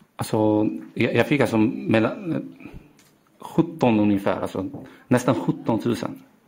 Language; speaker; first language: Swedish; non-native, learner; Arabic